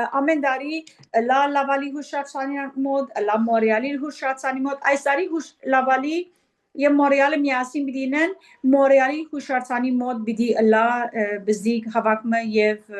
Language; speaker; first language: Armenian; early bilingual, heritage; Armenian